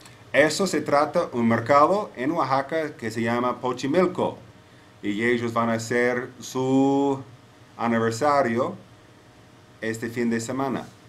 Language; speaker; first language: Spanish; non-native, fluent; English